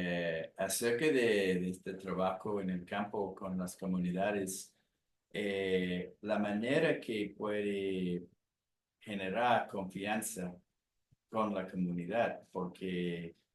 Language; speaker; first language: Spanish; non-native, fluent; English